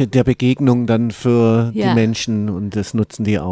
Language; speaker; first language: German; native; German